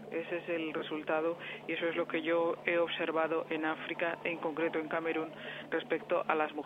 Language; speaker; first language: Spanish; native; Spanish